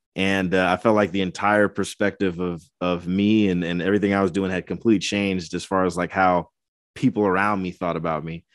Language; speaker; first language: English; native; English